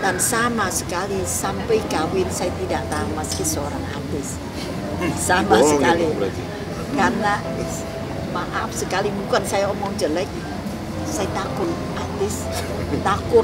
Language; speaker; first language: Indonesian; non-native, fluent; Vietnamese